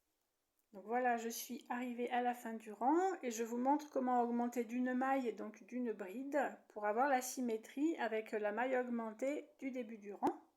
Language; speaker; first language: French; native; French